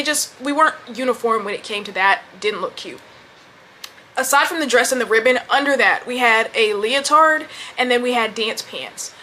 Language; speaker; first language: English; native; English